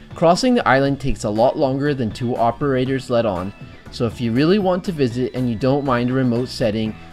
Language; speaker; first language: English; native; English